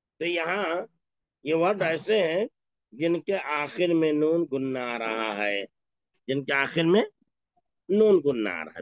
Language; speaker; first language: Urdu; native; Urdu